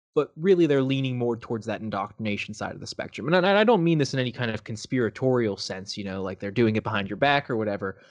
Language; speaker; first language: English; native; English